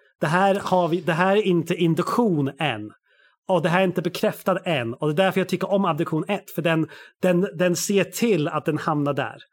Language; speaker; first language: Swedish; non-native, fluent; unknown